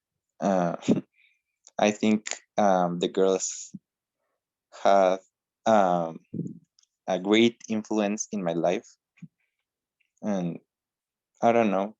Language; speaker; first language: English; non-native, learner; Spanish